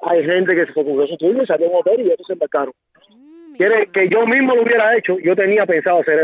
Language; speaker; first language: Spanish; native; Spanish